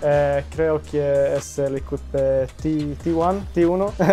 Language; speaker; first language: Spanish; early bilingual, heritage; Swedish